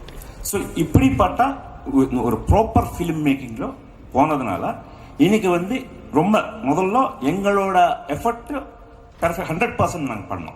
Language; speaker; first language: Tamil; non-native, fluent; Telugu